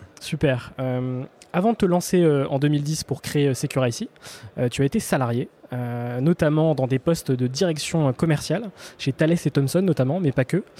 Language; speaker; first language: French; native; French